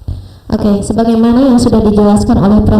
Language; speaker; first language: Indonesian; native; Indonesian